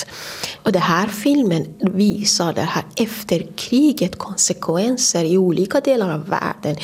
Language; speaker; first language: Swedish; non-native, fluent; Persian